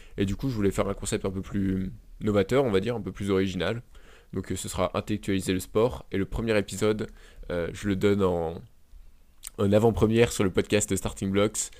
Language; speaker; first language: French; native; French